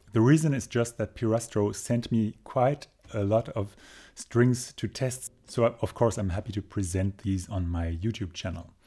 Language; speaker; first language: English; non-native, fluent; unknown